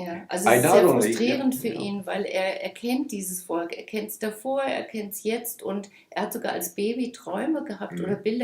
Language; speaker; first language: German; native; German